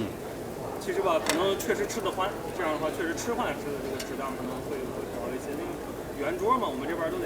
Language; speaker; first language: Chinese; native; Chinese